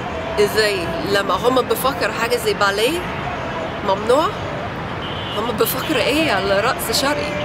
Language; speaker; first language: Arabic; non-native, learner; English